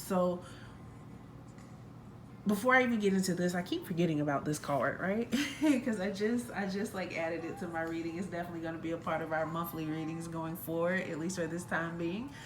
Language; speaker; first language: English; native; English